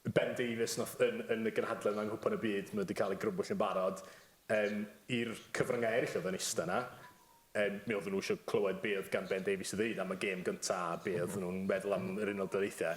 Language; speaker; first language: Welsh; native; Welsh